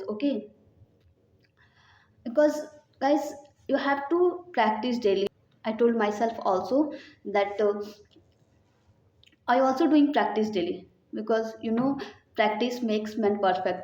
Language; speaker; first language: English; non-native, learner; Hindi